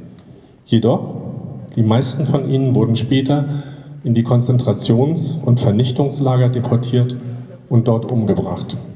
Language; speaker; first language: German; native; German